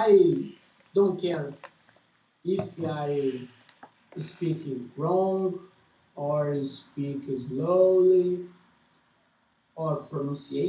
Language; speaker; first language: English; non-native, learner; Portuguese